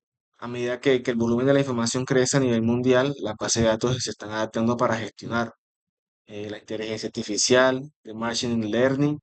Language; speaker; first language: Spanish; native; Spanish